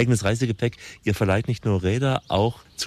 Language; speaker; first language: German; native; German